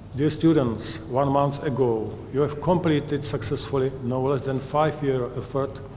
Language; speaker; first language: English; non-native, fluent; Czech